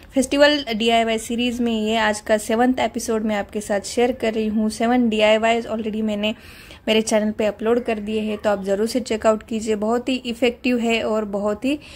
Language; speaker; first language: Hindi; non-native, local second language; Marathi